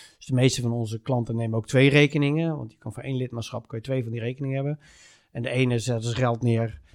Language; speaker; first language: Dutch; native; Dutch